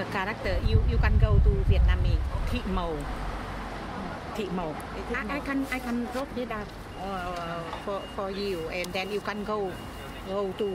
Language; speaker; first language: English; non-native, learner; Vietnamese